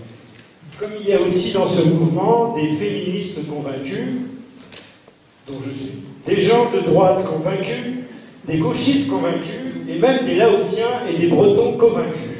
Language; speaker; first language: French; native; French